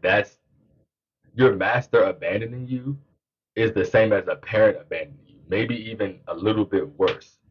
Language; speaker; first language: English; native; English